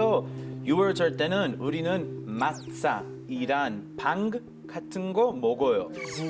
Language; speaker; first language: Korean; non-native, fluent; Hebrew